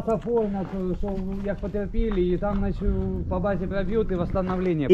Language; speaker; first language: Russian; native; Russian